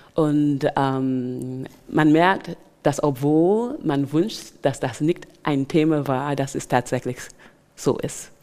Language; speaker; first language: German; non-native, fluent; English